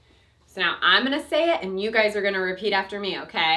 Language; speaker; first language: English; native; English